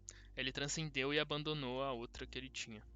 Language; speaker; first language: Portuguese; native; Portuguese